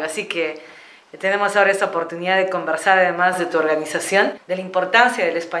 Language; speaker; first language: Spanish; native; Spanish